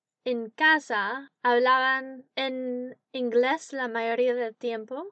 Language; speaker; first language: Spanish; non-native, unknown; English